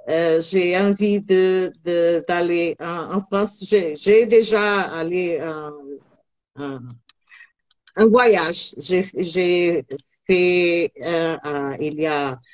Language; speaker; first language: French; non-native, learner; Portuguese